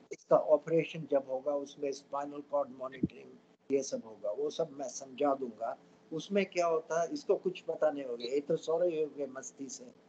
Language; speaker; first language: Hindi; non-native, local second language; Tamil